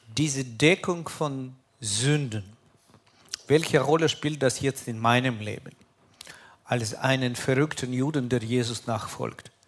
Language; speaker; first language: German; non-native, fluent; Russian